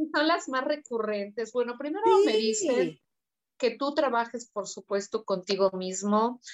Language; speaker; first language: Spanish; native; Spanish